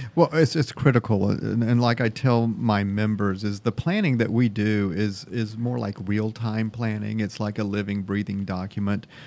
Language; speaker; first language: English; native; English